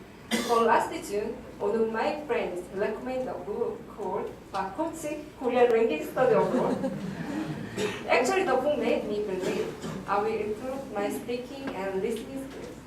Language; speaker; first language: English; non-native, learner; Korean